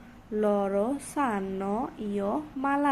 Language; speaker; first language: Italian; non-native, learner; Bangla